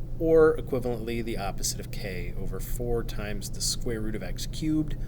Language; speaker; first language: English; native; English